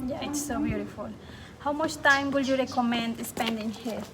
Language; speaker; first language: English; non-native, fluent; Spanish